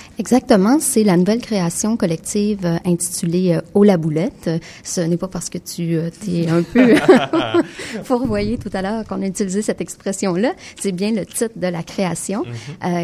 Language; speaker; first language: French; native; French